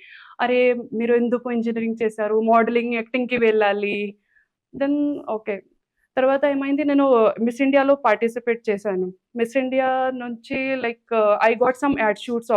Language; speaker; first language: Telugu; non-native, learner; Hindi